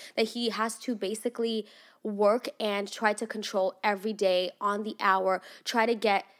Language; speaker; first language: English; non-native, fluent; Russian